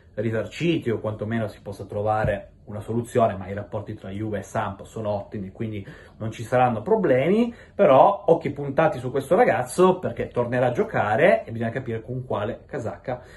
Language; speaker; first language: Italian; native; Italian